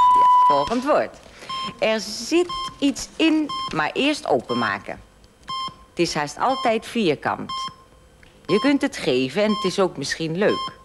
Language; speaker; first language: Dutch; native; Dutch